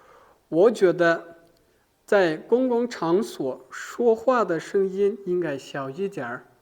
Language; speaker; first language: Chinese; non-native, fluent; Kyrgyz